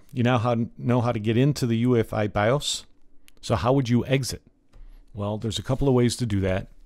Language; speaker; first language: English; native; English